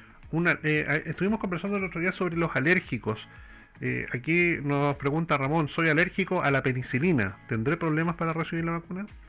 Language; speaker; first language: Spanish; native; Spanish